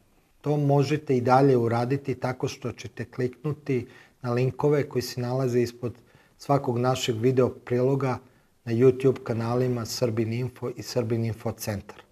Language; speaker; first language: Croatian; native; Croatian